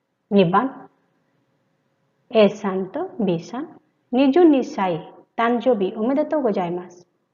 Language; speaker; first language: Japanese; non-native, fluent; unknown